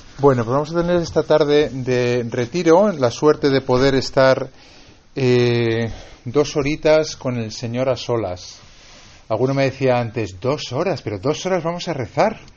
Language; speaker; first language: Spanish; native; Spanish